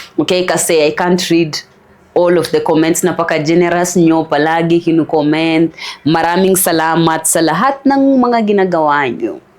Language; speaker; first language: Filipino; non-native, fluent; Swahili